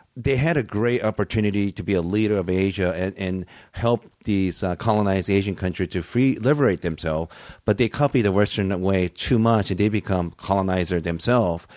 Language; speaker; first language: English; early bilingual, other home language; Japanese